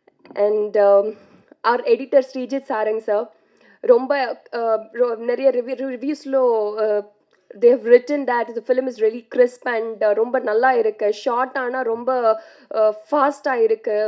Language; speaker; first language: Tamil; non-native, learner; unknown